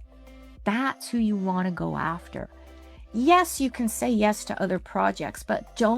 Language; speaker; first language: English; native; English